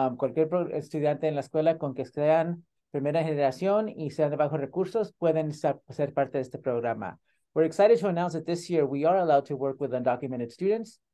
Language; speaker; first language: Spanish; early bilingual, heritage; Spanish